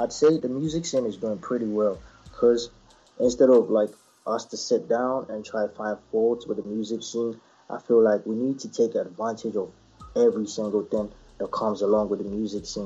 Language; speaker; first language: English; non-native, local second language; Akan